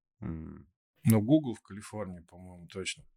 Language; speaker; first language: Russian; native; Russian